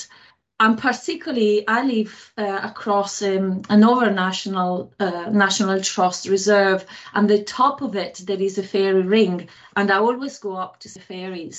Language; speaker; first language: English; non-native, fluent; Italian